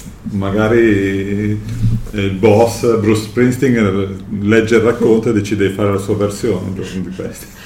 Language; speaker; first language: Italian; native; Italian